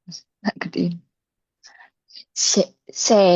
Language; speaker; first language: Chinese; non-native, learner; Indonesian